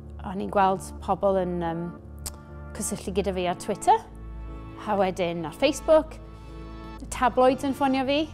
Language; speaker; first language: Welsh; native; Welsh